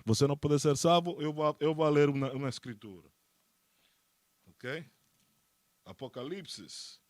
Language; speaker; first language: Portuguese; non-native, fluent; Spanish